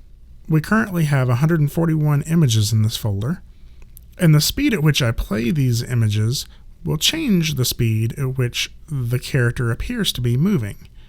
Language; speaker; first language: English; native; English